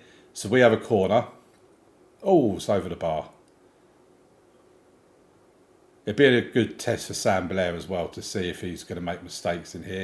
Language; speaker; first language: English; native; English